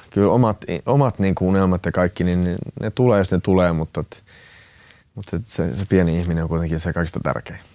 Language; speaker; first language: Finnish; non-native, local second language; Swedish